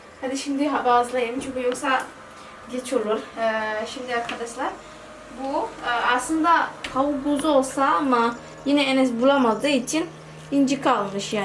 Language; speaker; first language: Turkish; non-native, learner; Indonesian